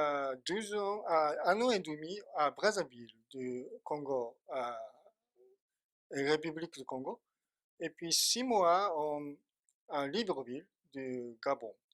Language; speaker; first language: French; non-native, fluent; Japanese